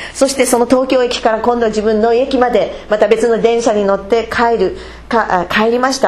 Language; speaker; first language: Japanese; non-native, fluent; English